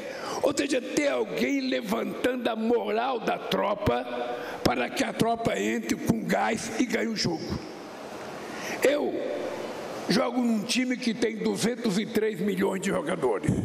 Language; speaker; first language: Portuguese; native; Portuguese